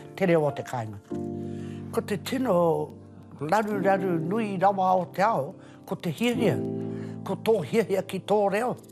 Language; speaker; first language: Māori; native; Māori